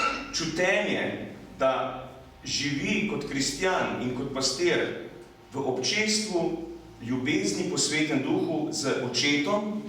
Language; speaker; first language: Slovenian; native; Slovenian